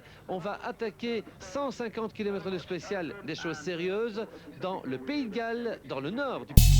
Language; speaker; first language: French; native; French